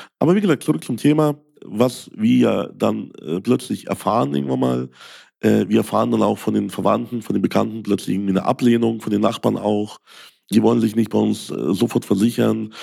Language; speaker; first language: German; early bilingual, other home language; Russian